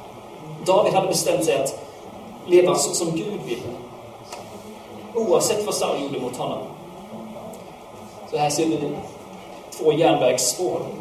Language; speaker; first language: Swedish; non-native, fluent; English